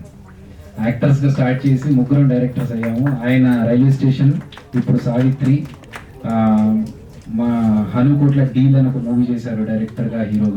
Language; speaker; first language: Telugu; native; Telugu